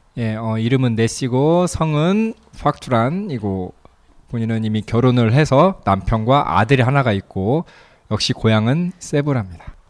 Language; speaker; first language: Korean; native; Korean